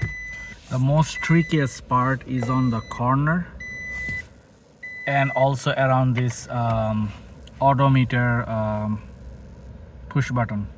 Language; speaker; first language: English; non-native, fluent; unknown